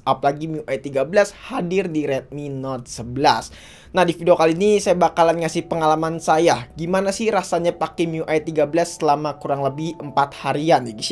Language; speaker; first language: Indonesian; native; Indonesian